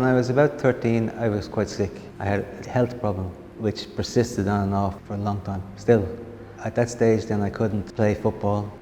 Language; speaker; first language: English; native; English